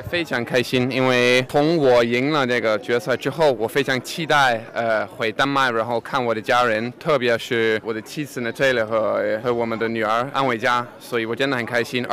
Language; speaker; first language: Chinese; non-native, fluent; Danish